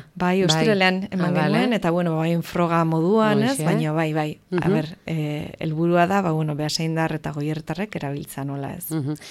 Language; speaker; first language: Basque; native; Basque